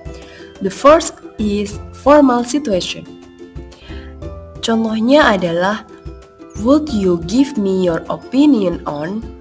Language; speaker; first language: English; non-native, learner; Indonesian